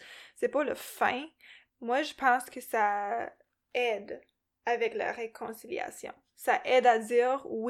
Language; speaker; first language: French; non-native, local second language; English